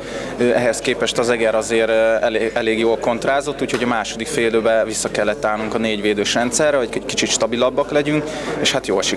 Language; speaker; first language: Hungarian; native; Hungarian